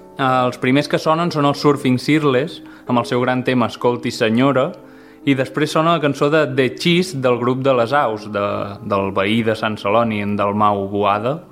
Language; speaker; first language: Catalan; native; Catalan